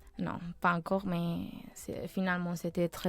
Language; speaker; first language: French; non-native, fluent; Spanish